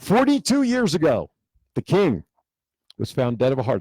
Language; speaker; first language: English; native; English